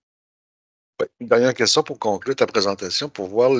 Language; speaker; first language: French; native; French